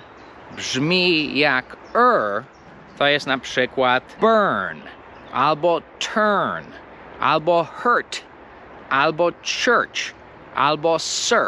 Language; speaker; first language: Polish; non-native, fluent; English